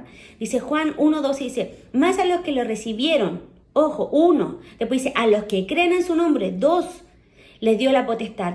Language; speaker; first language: Spanish; native; Spanish